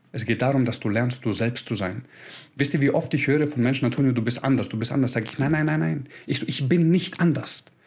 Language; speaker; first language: German; early bilingual, other home language; Croatian